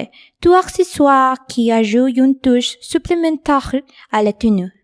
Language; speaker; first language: French; non-native, learner; Spanish